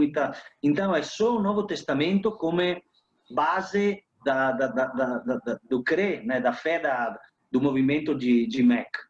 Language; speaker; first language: Portuguese; non-native, fluent; Italian